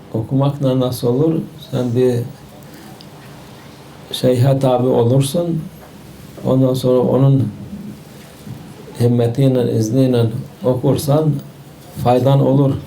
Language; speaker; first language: Turkish; native; Turkish